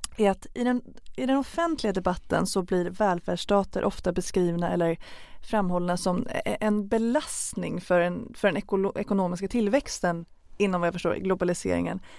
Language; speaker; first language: Swedish; native; Swedish